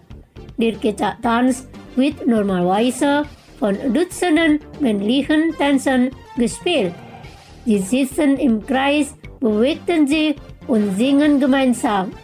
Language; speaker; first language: German; non-native, fluent; Indonesian